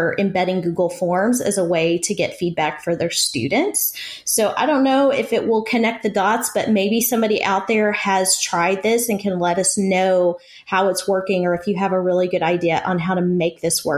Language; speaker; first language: English; native; English